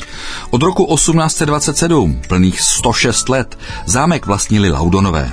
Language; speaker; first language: Czech; native; Czech